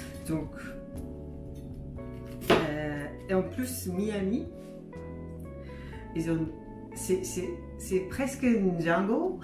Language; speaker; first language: French; non-native, fluent; Japanese